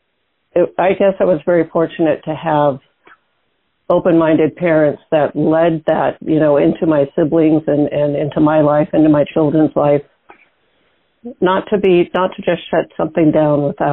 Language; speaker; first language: English; native; English